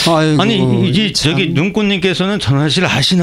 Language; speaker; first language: Korean; native; Korean